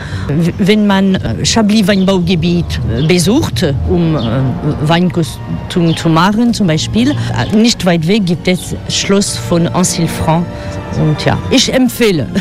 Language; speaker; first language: German; non-native, learner; French